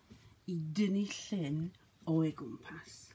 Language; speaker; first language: Welsh; non-native, learner; English